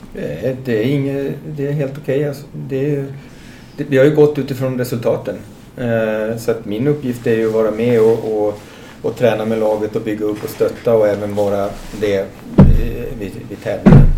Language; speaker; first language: Swedish; native; Swedish